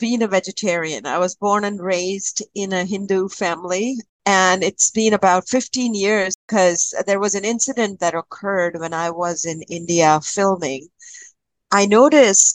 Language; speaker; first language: English; non-native, local second language; Malayalam